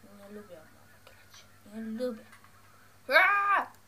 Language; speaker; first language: Polish; early bilingual, heritage; Dutch